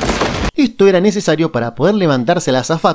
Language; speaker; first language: Spanish; native; Spanish